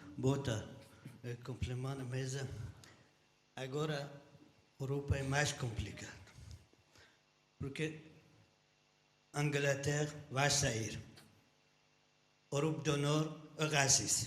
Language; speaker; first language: Portuguese; non-native, learner; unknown